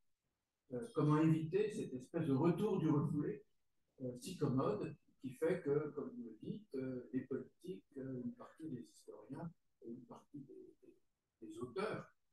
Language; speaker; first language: French; native; French